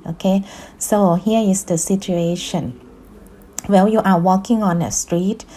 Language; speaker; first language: English; non-native, fluent; Thai